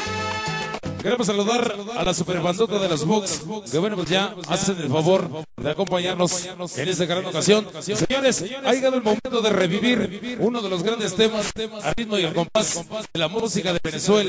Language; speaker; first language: Spanish; native; Spanish